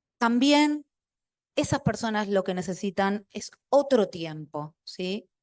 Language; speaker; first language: Spanish; non-native, local second language; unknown